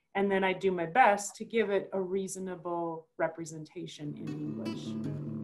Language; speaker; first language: English; native; English